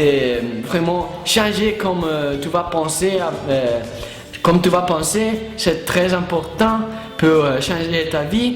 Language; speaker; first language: French; non-native, learner; Italian